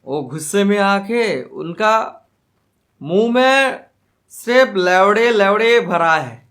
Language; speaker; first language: Hindi; non-native, local second language; Bangla